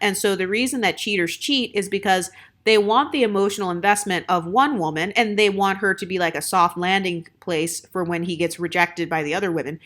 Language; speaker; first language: English; native; English